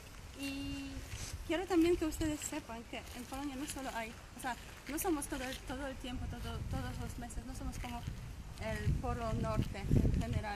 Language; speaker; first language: Spanish; non-native, fluent; Polish